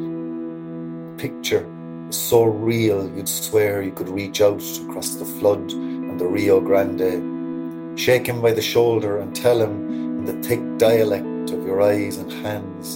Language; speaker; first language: English; native; English